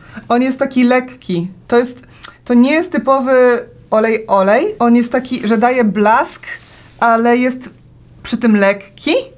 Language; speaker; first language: Polish; native; Polish